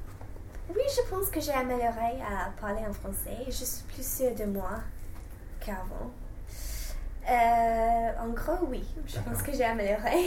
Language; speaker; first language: French; non-native, fluent; English